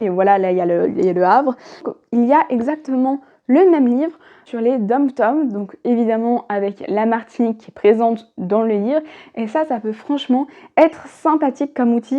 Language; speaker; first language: French; native; French